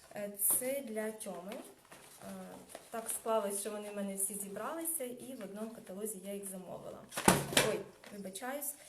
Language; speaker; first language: Ukrainian; non-native, local second language; Russian